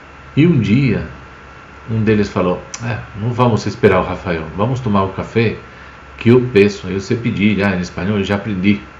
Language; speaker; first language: Portuguese; non-native, fluent; Spanish